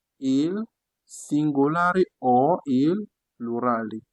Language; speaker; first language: Italian; non-native, fluent; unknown